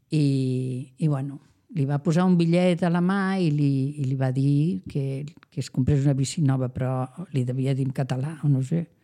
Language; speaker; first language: Catalan; non-native, local second language; Spanish